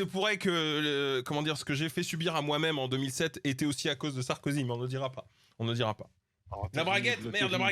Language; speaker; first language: French; native; French